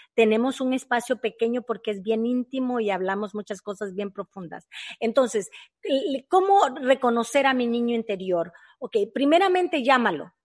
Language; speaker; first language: Spanish; native; Spanish